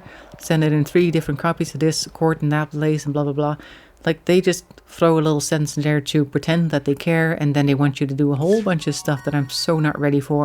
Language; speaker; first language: English; non-native, fluent; Dutch